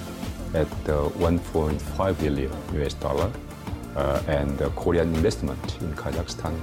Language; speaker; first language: English; non-native, learner; Korean